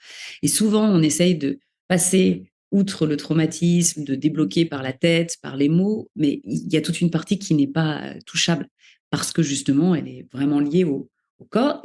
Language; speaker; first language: French; native; French